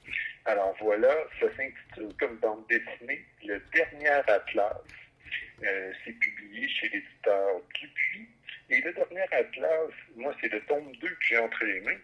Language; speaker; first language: French; native; French